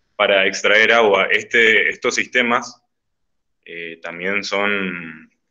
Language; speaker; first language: Spanish; native; Spanish